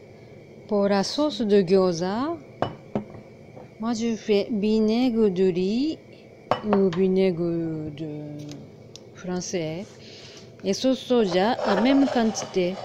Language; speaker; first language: French; non-native, learner; Japanese